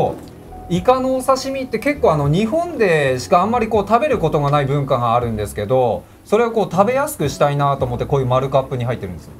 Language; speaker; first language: Japanese; native; Japanese